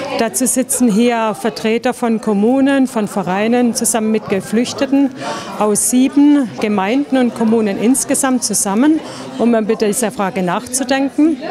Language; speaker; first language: German; native; German